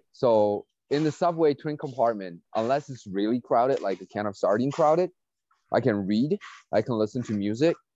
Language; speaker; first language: English; non-native, fluent; Chinese